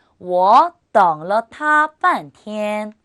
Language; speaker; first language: Chinese; non-native, fluent; Korean